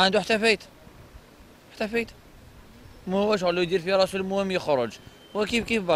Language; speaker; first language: Arabic; native; Arabic